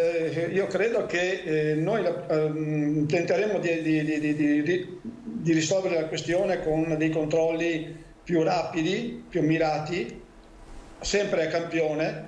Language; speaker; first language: Italian; native; Italian